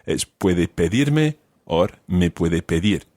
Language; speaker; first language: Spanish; non-native, fluent; English